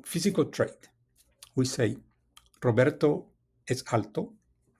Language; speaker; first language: Spanish; non-native, fluent; English